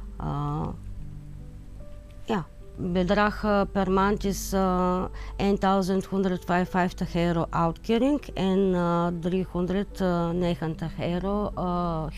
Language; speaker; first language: Dutch; non-native, learner; Bulgarian